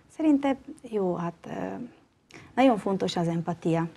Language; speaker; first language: Hungarian; non-native, learner; Italian